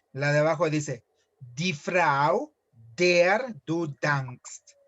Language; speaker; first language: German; non-native, fluent; Spanish